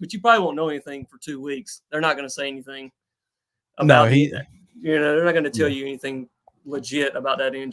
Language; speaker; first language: English; native; English